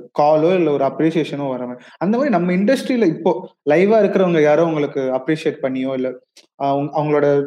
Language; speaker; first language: Tamil; native; Tamil